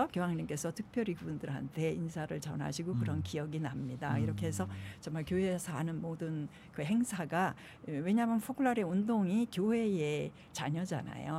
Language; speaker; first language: Korean; native; Korean